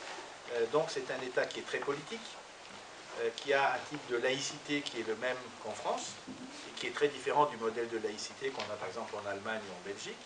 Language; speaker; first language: French; non-native, fluent; Turkish